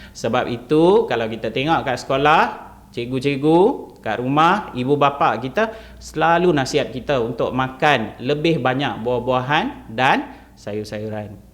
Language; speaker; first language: Malay; non-native, local second language; Tamil